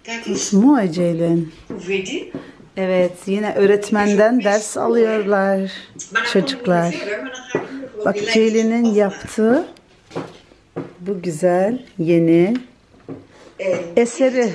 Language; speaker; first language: Turkish; early bilingual, other home language; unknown